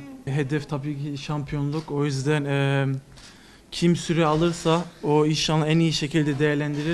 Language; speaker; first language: Turkish; early bilingual, other home language; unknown